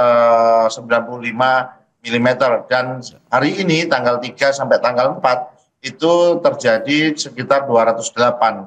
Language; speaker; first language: Indonesian; native; Indonesian